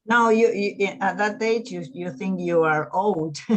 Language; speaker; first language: English; non-native, learner; Spanish